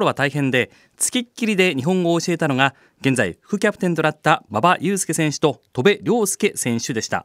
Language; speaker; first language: Japanese; native; Japanese